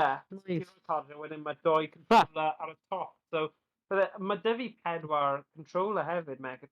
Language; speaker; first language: Welsh; native; Welsh